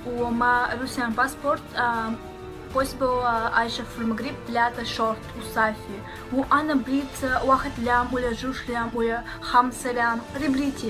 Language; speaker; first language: Arabic; non-native, learner; Russian